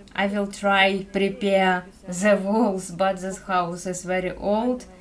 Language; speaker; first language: English; non-native, fluent; Ukrainian